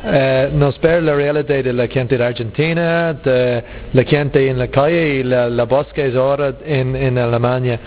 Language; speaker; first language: Spanish; non-native, learner; English